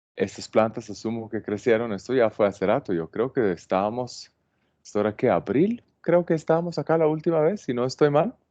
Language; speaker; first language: Spanish; non-native, fluent; Hebrew